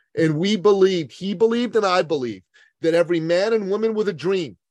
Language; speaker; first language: English; early bilingual, other home language; Persian